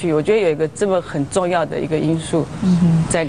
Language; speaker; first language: Chinese; native; Chinese